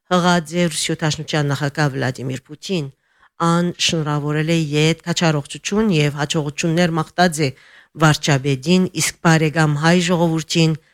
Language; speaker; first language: Armenian; early bilingual, heritage; Armenian